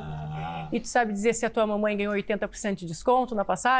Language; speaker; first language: Portuguese; native; Portuguese